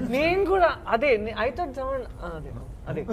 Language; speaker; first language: Telugu; non-native, local second language; Tamil